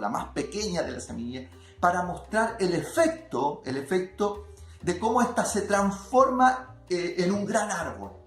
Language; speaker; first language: Spanish; native; Spanish